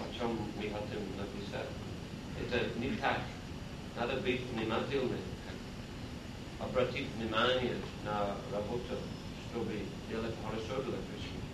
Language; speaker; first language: Russian; non-native, learner; English